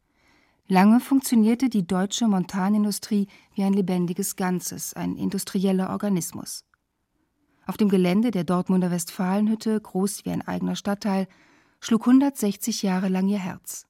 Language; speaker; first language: German; native; German